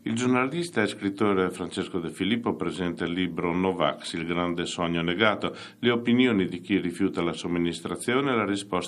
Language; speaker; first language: Italian; native; Italian